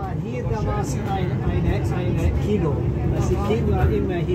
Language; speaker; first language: German; non-native, learner; Hungarian